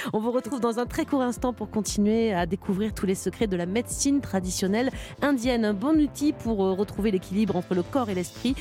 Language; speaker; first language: French; native; French